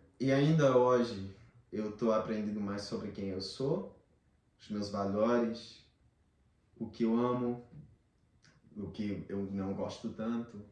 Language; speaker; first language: Portuguese; non-native, fluent; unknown